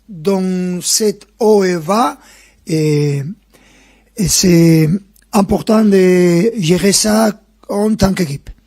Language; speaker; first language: French; non-native, fluent; Spanish